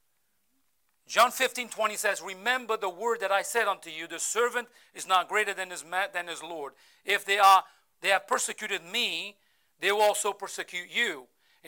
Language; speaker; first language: English; non-native, fluent; Portuguese